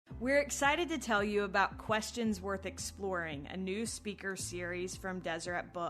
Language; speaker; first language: English; native; English